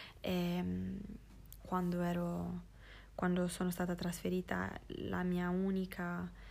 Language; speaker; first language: Italian; native; Italian